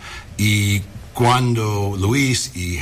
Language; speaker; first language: Spanish; early bilingual, heritage; English